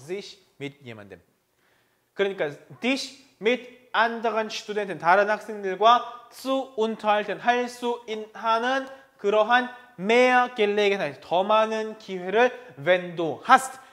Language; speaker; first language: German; non-native, fluent; Korean